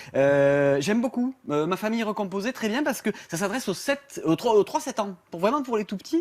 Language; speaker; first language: French; native; French